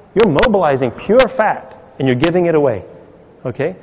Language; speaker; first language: English; native; English